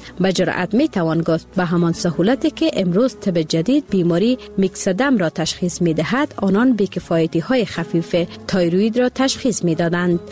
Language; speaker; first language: Persian; native; Persian